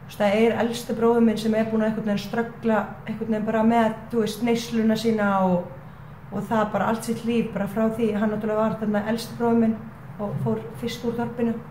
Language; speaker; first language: Icelandic; non-native, fluent; Estonian